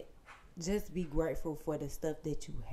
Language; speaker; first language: English; native; English